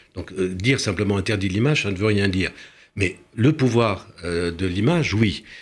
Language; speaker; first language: French; early bilingual, other home language; Romanian